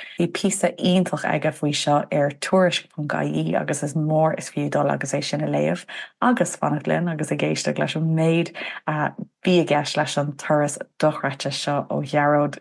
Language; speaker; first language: Irish; non-native, local second language; English